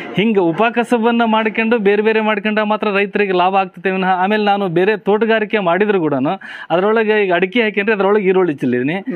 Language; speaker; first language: Kannada; native; Kannada